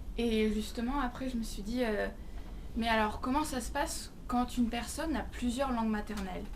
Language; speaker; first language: French; native; French